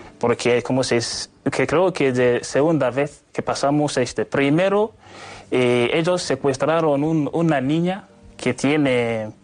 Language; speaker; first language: Spanish; non-native, learner; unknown